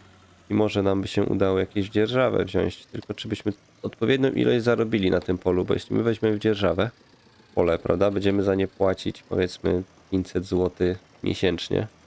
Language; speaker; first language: Polish; native; Polish